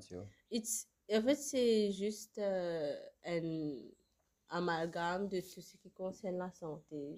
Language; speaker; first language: French; non-native, local second language; Morisyen